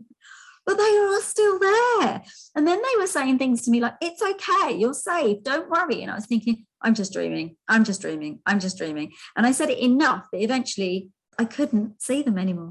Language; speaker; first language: English; native; English